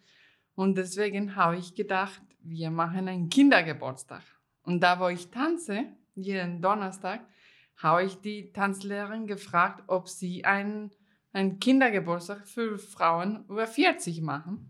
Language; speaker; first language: German; non-native, fluent; Spanish